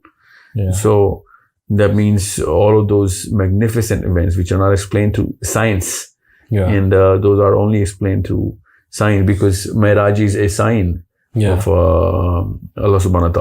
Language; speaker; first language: English; non-native, local second language; Urdu